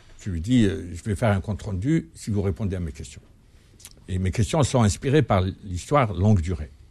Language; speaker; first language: French; non-native, local second language; Arabic